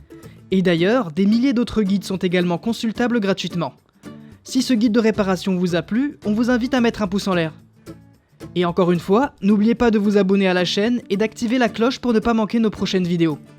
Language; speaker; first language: French; native; French